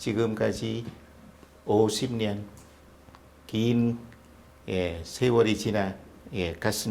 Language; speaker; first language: Korean; non-native, fluent; Vietnamese